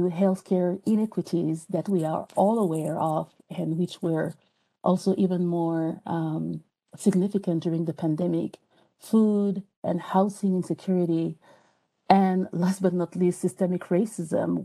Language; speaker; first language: English; non-native, fluent; French